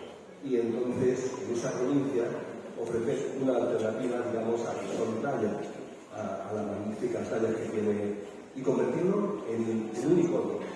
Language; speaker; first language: Spanish; native; Spanish